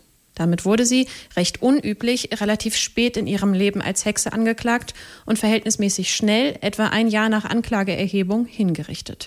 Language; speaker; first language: German; native; German